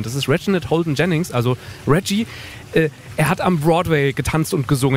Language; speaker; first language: German; native; German